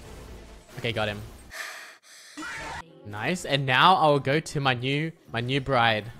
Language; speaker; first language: English; native; English